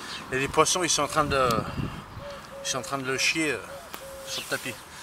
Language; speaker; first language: French; non-native, fluent; English